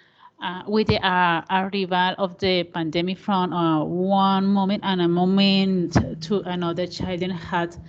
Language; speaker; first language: English; non-native, learner; Spanish